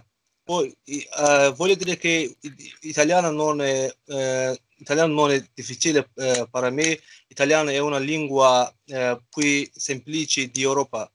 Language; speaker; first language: Italian; non-native, learner; Azerbaijani